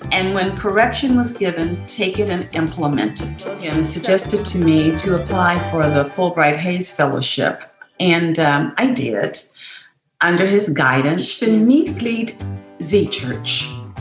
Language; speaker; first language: English; native; English